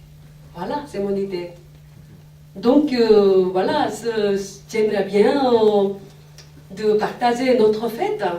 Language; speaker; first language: French; non-native, fluent; Korean